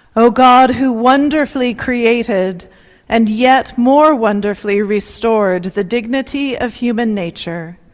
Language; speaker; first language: English; native; English